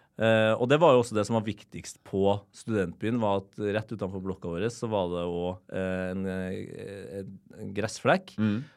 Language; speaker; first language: Norwegian; native; Norwegian